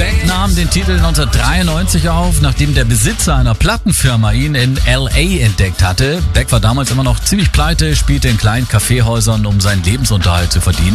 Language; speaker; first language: German; native; German